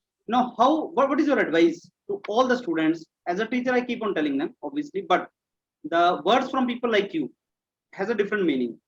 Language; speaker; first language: English; non-native, local second language; Hindi